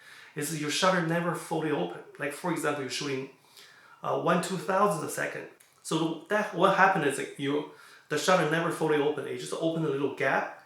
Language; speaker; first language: English; non-native, fluent; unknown